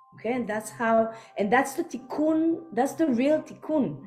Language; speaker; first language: English; non-native, fluent; Hebrew